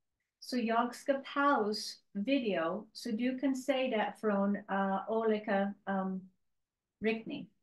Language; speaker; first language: Swedish; non-native, learner; English